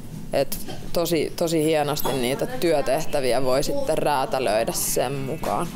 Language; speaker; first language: Finnish; native; Finnish